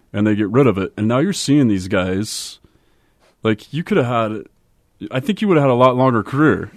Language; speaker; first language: English; native; English